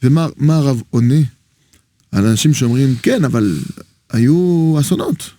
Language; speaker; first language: Hebrew; non-native, fluent; French